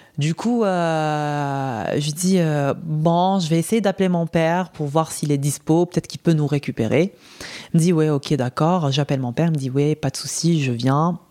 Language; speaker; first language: French; non-native, local second language; Arabic